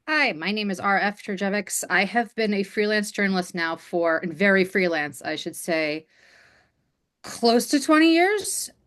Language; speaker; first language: English; native; English